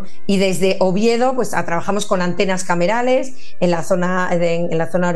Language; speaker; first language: Spanish; native; Spanish